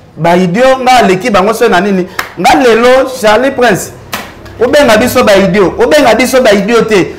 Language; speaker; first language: Lingala; native; Lingala